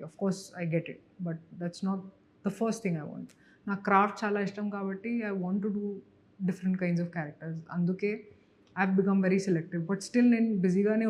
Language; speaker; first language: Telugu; non-native, fluent; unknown